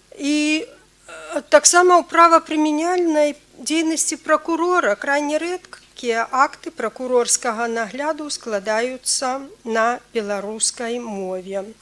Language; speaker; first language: Belarusian; native; Belarusian